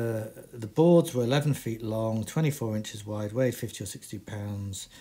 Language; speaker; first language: English; native; English